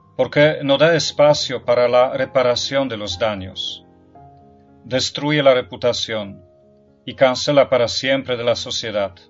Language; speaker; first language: Spanish; non-native, fluent; Polish